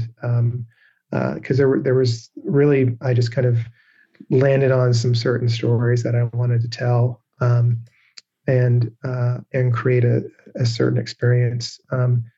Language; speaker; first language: English; native; English